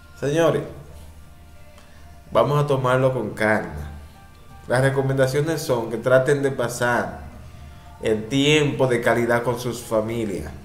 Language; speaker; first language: Spanish; native; Spanish